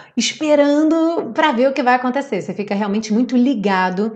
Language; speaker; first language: Portuguese; native; Portuguese